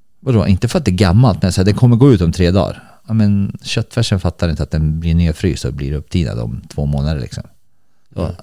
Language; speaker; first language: Swedish; early bilingual, other home language; Bosnian